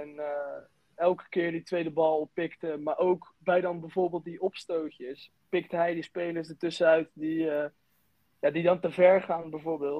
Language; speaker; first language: Dutch; native; Dutch